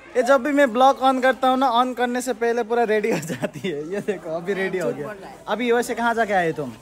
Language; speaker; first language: Hindi; non-native, local second language; Nepali